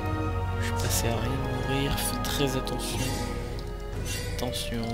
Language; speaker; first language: French; native; French